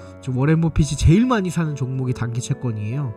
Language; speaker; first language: Korean; native; Korean